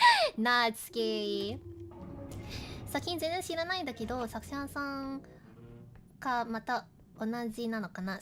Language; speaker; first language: Japanese; non-native, learner; English